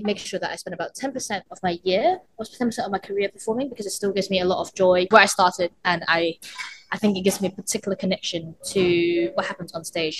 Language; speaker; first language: English; non-native, local second language; Cantonese